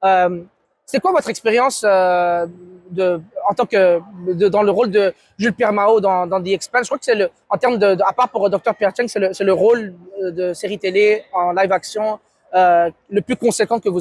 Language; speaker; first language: French; native; French